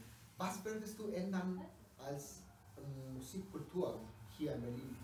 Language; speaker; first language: German; non-native, learner; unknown